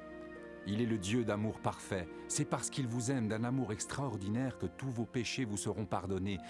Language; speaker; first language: French; native; French